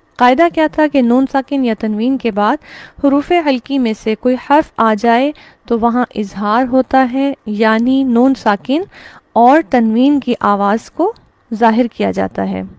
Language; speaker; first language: Urdu; native; Urdu